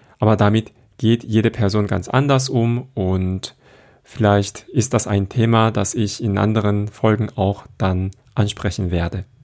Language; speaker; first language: German; non-native, fluent; Korean